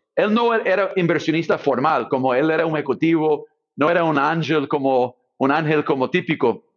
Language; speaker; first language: Spanish; non-native, fluent; English